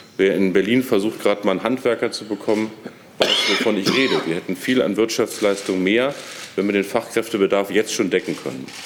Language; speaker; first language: German; native; German